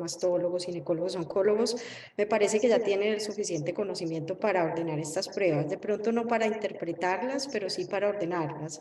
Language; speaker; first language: Spanish; native; Spanish